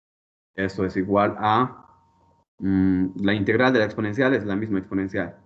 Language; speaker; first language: Spanish; native; Spanish